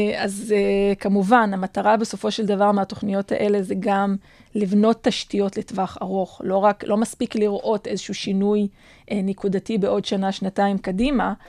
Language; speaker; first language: Hebrew; non-native, local second language; Adyghe